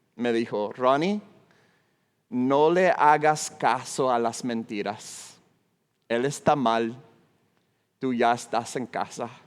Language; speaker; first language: Spanish; non-native, fluent; English